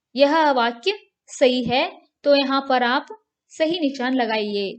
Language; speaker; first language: Hindi; non-native, local second language; Kannada